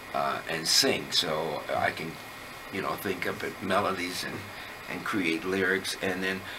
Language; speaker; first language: English; native; English